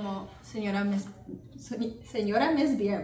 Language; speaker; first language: Spanish; early bilingual, heritage; Spanish